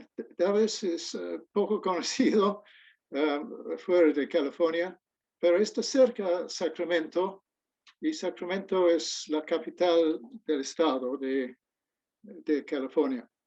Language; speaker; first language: Spanish; non-native, fluent; English